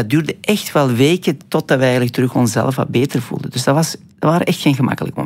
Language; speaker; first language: Dutch; non-native, fluent; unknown